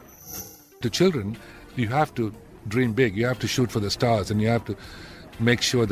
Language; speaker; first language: English; non-native, local second language; Tamil